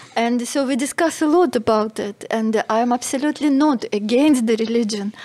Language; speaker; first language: English; non-native, fluent; Russian